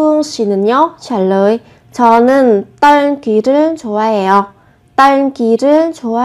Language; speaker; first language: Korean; non-native, fluent; Vietnamese